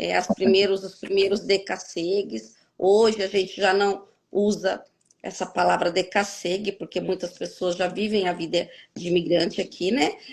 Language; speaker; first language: Portuguese; native; Portuguese